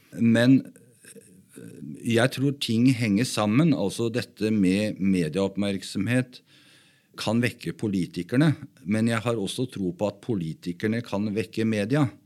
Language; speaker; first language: Norwegian; native; Norwegian